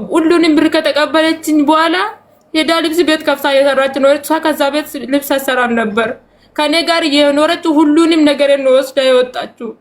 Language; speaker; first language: Amharic; non-native, local second language; Oromo